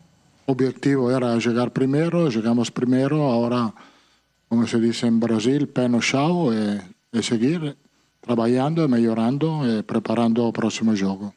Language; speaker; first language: Portuguese; non-native, learner; Italian